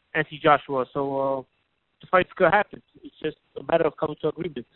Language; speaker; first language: English; native; English